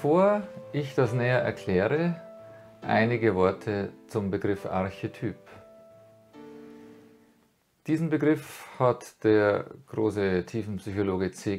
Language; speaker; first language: German; native; German